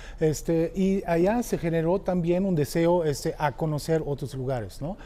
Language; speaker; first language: Spanish; non-native, fluent; German